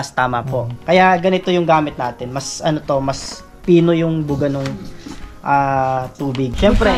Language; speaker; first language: Filipino; native; Filipino